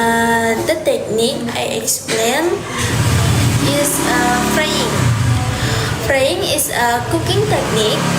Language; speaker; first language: English; non-native, learner; Indonesian